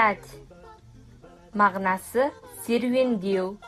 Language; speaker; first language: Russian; non-native, fluent; Kazakh